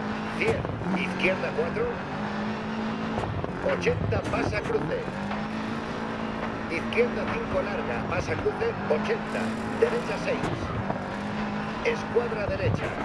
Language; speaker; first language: Spanish; native; Spanish